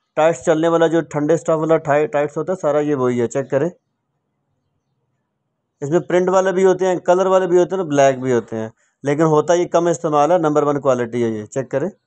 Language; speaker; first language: Urdu; native; Urdu